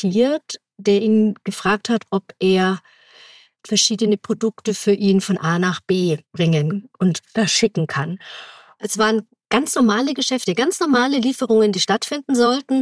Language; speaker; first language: German; native; German